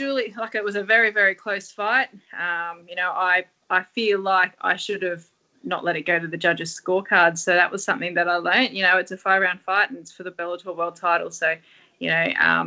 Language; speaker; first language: English; native; English